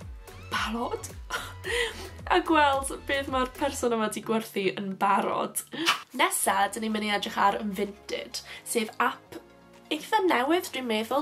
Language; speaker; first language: Welsh; non-native, local second language; English